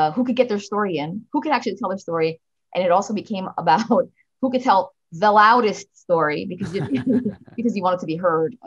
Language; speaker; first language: English; native; English